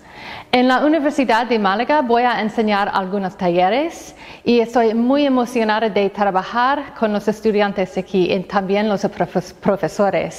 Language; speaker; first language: Spanish; non-native, fluent; English